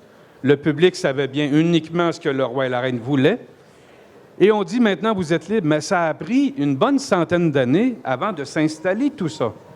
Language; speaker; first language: French; native; French